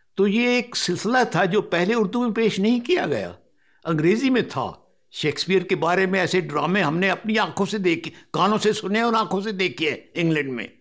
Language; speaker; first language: Urdu; non-native, local second language; Punjabi